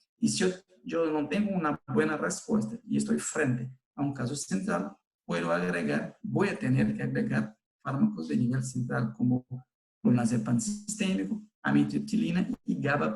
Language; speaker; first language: Spanish; non-native, fluent; Portuguese